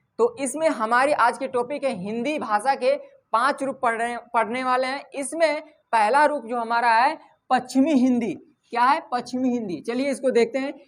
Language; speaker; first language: Hindi; native; Hindi